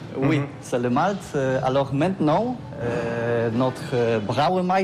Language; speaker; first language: French; non-native, learner; Polish